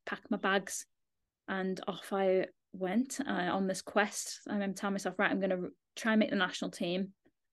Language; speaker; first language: English; native; English